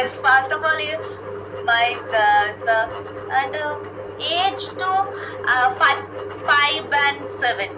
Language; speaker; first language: English; non-native, learner; Bangla